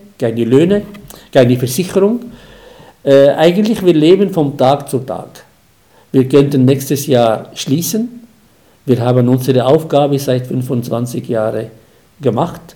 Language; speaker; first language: German; non-native, fluent; Arabic